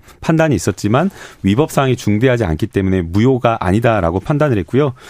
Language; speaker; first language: Korean; native; Korean